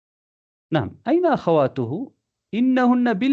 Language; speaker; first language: Arabic; non-native, fluent; Tamil